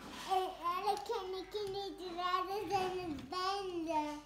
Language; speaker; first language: Dutch; early bilingual, other home language; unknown